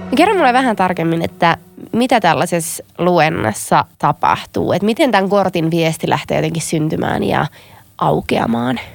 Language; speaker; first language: Finnish; native; Finnish